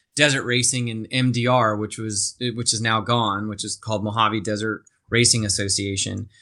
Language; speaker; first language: English; native; English